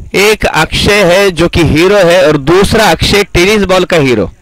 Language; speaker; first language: Hindi; non-native, local second language; Marathi